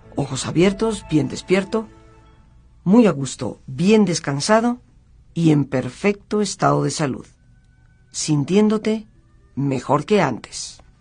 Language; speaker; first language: Spanish; native; Spanish